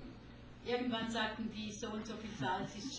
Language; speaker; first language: German; non-native, fluent; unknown